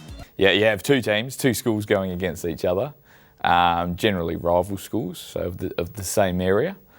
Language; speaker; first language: English; native; English